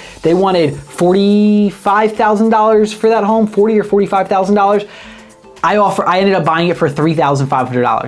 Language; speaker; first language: English; native; English